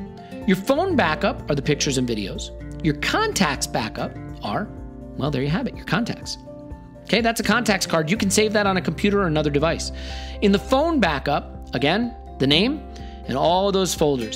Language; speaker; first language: English; native; English